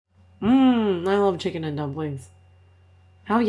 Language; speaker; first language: English; native; English